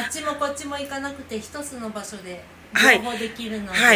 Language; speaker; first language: Japanese; non-native, fluent; Thai